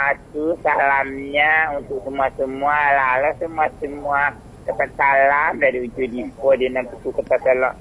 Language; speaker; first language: Indonesian; non-native, local second language; Minangkabau